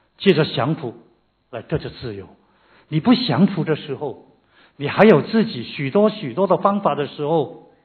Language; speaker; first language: Chinese; non-native, local second language; Cantonese